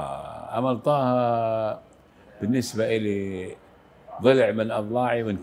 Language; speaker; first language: Arabic; native; Arabic